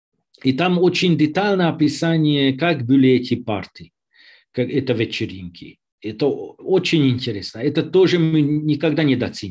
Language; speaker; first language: Russian; non-native, learner; Hungarian